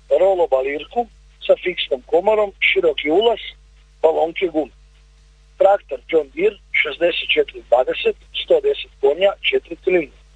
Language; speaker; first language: Serbian; native; Serbian